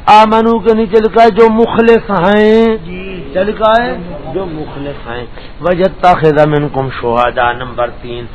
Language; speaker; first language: Urdu; non-native, local second language; Punjabi